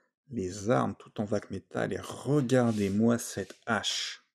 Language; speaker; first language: French; native; French